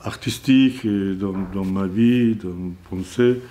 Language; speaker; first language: French; non-native, learner; Azerbaijani